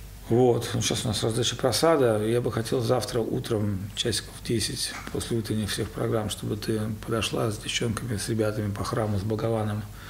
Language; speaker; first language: Russian; native; Russian